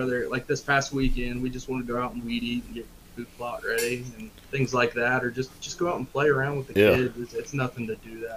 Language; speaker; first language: English; native; English